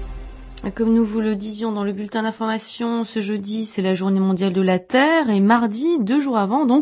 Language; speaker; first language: French; native; French